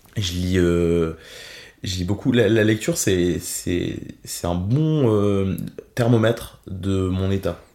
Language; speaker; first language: French; native; French